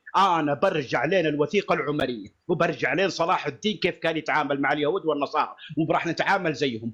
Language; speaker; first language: Arabic; native; Arabic